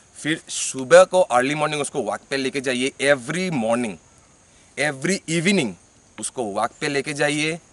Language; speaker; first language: Hindi; non-native, local second language; Bangla